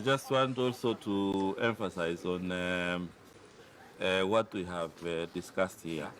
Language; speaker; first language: English; non-native, local second language; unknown